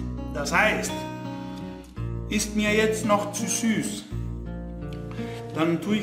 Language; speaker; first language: German; non-native, fluent; Italian